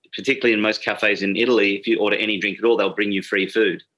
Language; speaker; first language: English; native; English